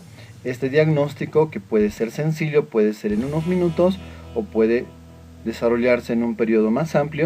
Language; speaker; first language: Spanish; native; Spanish